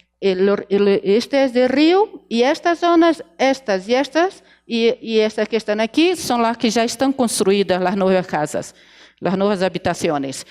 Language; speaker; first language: Spanish; non-native, fluent; Portuguese